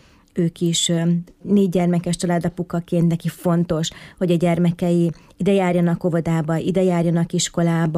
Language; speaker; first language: Hungarian; native; Hungarian